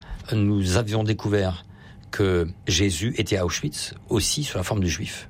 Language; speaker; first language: French; native; French